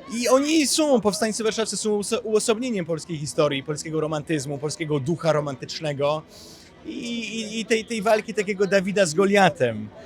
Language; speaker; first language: Polish; native; Polish